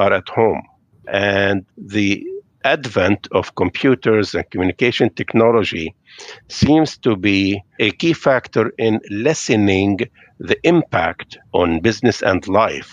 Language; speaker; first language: English; non-native, fluent; Arabic